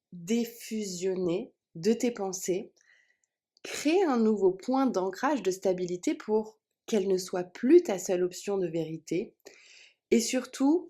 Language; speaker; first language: French; native; French